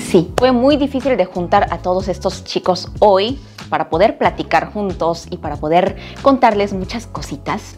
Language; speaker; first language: Spanish; non-native, fluent; Korean